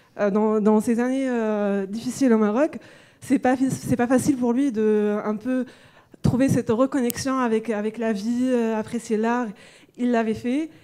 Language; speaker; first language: French; non-native, local second language; Arabic